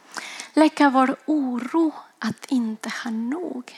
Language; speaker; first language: Swedish; non-native, fluent; Spanish